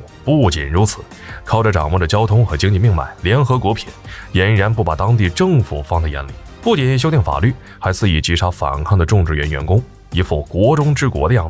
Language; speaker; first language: Chinese; native; Chinese